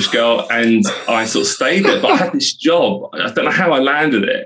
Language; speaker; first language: English; native; English